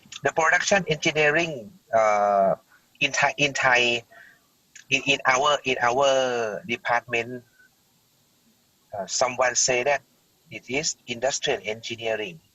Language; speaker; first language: English; non-native, learner; Thai